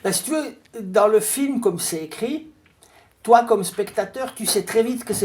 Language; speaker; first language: French; native; French